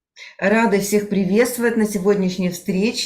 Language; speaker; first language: Russian; native; Russian